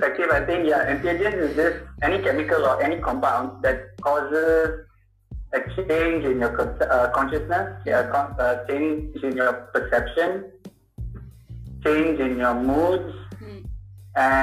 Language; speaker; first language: English; non-native, local second language; Tamil